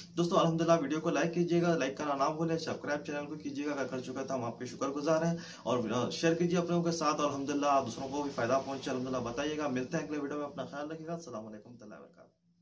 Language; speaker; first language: Urdu; native; Urdu